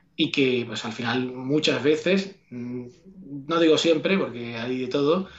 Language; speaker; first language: Spanish; native; Spanish